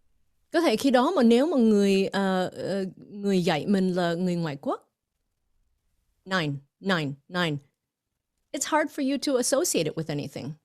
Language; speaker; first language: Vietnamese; early bilingual, heritage; English